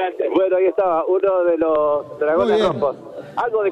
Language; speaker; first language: Spanish; native; Spanish